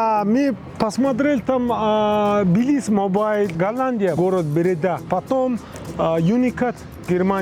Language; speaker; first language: Russian; non-native, learner; Mongolian